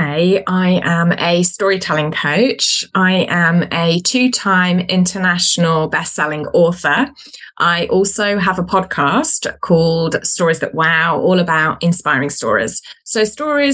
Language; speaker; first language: English; native; English